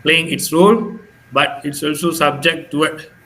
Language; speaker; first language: English; non-native, local second language; Malay